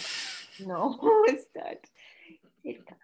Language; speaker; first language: Spanish; early bilingual, heritage; Spanish